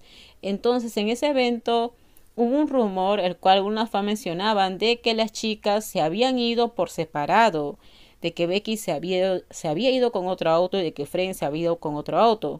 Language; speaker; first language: Spanish; native; Spanish